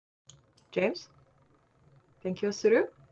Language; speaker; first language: Japanese; non-native, learner; English